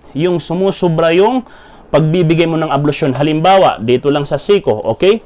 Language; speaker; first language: Filipino; non-native, local second language; Maranao